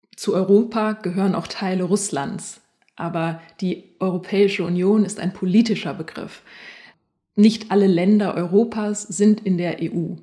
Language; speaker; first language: German; native; German